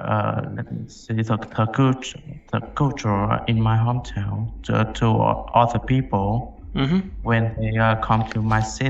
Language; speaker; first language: English; non-native, learner; Vietnamese